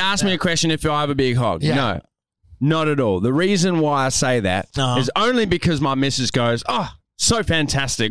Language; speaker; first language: English; native; English